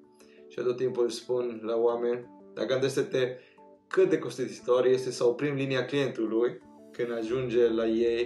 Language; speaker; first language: Romanian; non-native, fluent; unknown